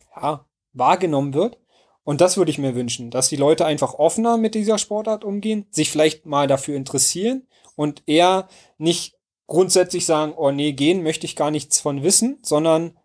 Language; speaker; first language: German; native; German